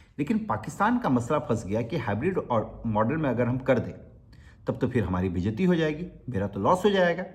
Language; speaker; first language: Hindi; native; Hindi